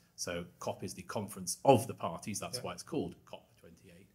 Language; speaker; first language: English; native; English